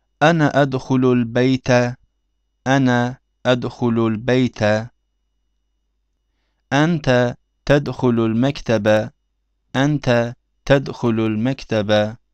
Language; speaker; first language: Arabic; non-native, fluent; Turkish